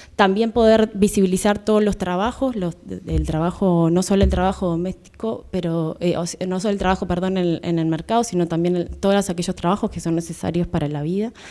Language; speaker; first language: Spanish; native; Spanish